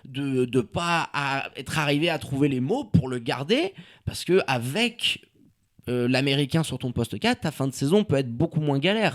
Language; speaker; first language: French; native; French